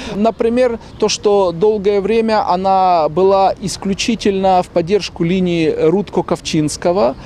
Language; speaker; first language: Russian; native; Russian